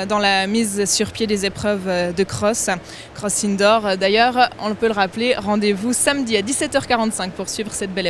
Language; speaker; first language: French; native; French